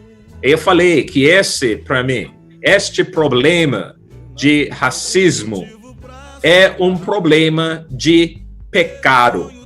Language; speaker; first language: Portuguese; non-native, fluent; English